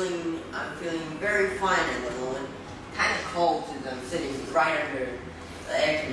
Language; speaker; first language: English; non-native, fluent; Vietnamese